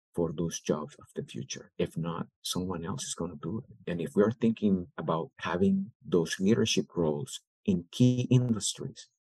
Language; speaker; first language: English; early bilingual, other home language; Spanish